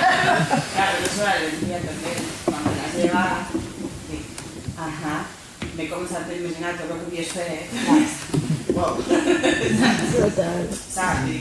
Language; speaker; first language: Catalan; non-native, local second language; Spanish